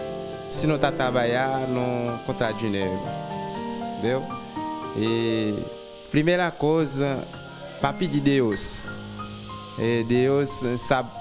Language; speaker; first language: Portuguese; non-native, learner; Haitian Creole